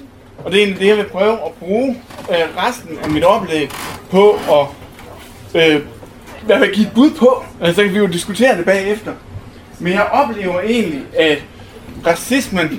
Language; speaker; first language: Danish; native; Danish